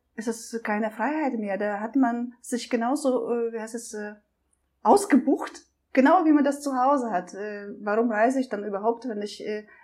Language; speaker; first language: German; non-native, fluent; Russian